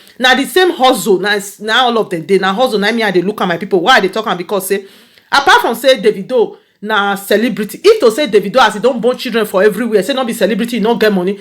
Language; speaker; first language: Nigerian Pidgin; native; Nigerian Pidgin